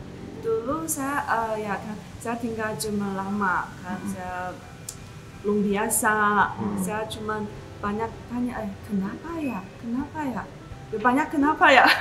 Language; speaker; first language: Indonesian; non-native, learner; Chinese